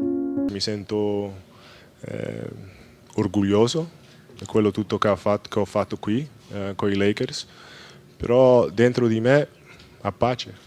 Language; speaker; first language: Italian; early bilingual, other home language; English